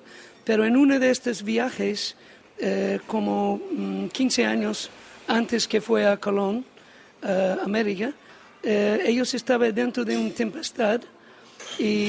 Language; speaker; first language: Spanish; non-native, learner; English